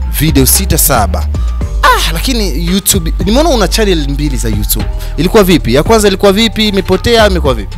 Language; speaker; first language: Swahili; non-native, local second language; Rundi